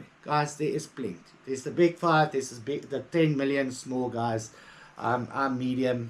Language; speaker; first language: English; native; English